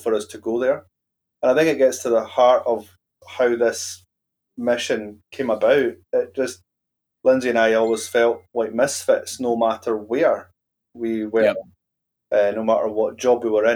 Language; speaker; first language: English; native; English